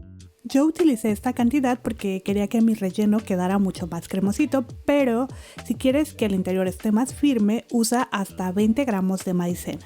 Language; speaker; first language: Spanish; native; Spanish